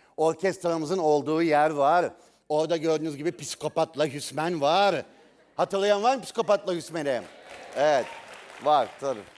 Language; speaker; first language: Turkish; native; Turkish